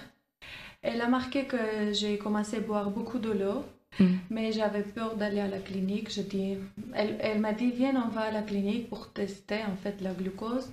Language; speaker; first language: French; non-native, fluent; Armenian